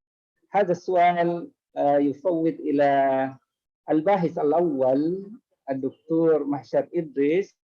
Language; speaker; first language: Arabic; non-native, fluent; Indonesian